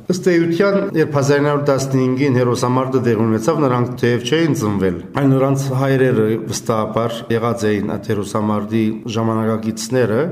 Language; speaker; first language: Armenian; early bilingual, heritage; Armenian